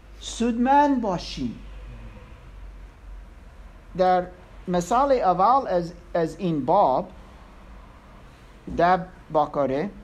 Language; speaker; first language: Persian; non-native, learner; English